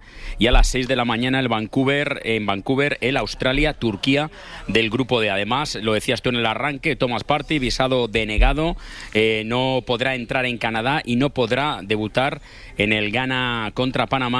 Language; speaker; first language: Spanish; native; Spanish